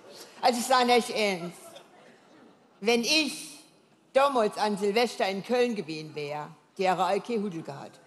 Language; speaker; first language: German; native; German